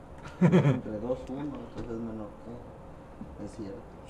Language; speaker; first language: Spanish; native; Spanish